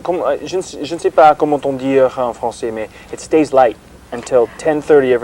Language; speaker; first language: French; non-native, learner; English